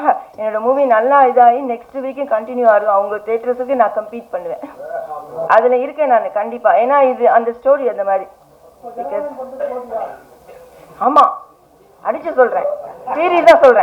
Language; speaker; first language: Tamil; non-native, learner; English